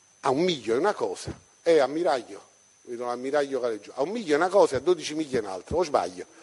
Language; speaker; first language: Italian; native; Italian